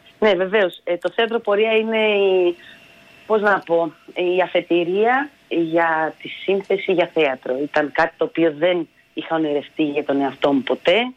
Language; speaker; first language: Greek; early bilingual, other home language; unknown